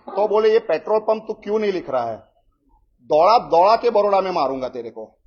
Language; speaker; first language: Hindi; non-native, local second language; Gujarati